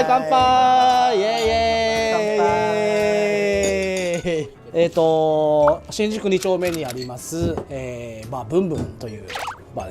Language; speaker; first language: Japanese; native; Japanese